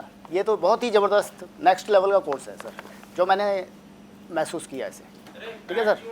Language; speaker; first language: Hindi; native; Hindi